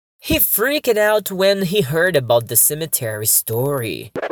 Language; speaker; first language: English; non-native, fluent; Portuguese